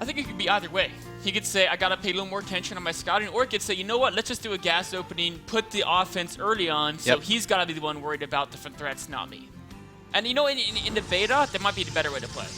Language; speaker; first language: English; native; English